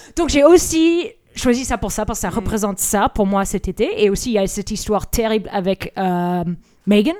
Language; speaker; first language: French; early bilingual, other home language; English